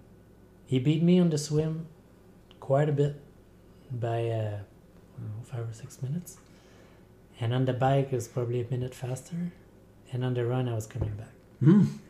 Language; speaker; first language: English; non-native, fluent; French